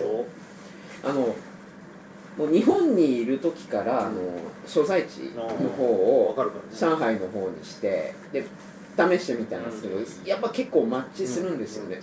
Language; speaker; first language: Japanese; native; Japanese